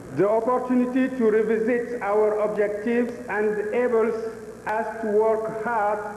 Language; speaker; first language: English; non-native, fluent; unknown